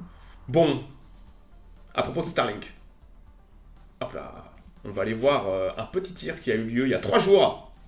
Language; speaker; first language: French; native; French